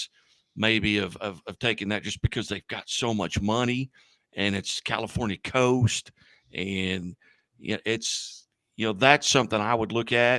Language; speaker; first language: English; native; English